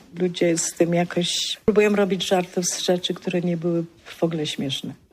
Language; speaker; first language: Polish; early bilingual, heritage; Polish